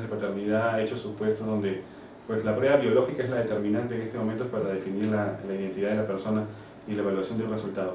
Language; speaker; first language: Spanish; native; Spanish